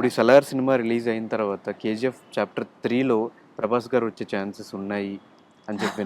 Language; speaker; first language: Telugu; native; Telugu